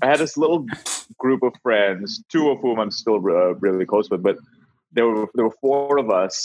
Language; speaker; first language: English; non-native, local second language; Hindi